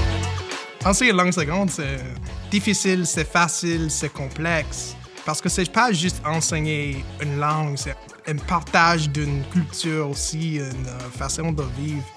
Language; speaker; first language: French; non-native, fluent; English